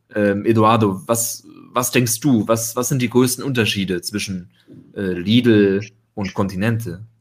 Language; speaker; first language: German; native; German